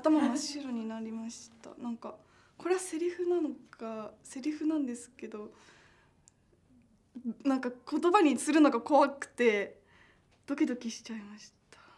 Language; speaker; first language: Japanese; native; Japanese